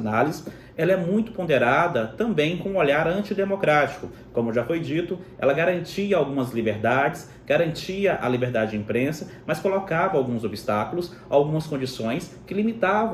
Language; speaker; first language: Portuguese; native; Portuguese